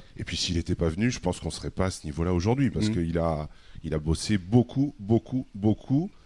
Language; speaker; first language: French; native; French